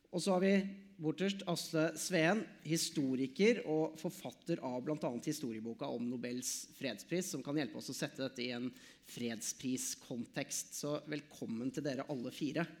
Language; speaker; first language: Norwegian; native; Norwegian